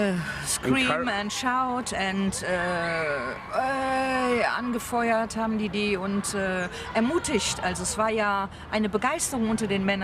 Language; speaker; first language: German; native; German